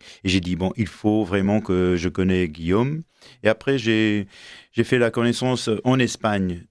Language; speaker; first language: French; non-native, fluent; Portuguese